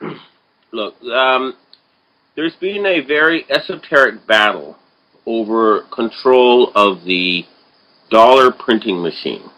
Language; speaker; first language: English; native; English